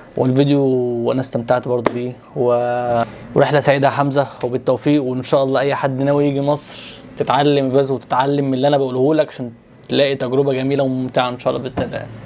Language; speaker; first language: Egyptian Arabic; native; Egyptian Arabic